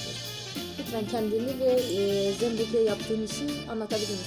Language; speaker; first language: Turkish; native; Turkish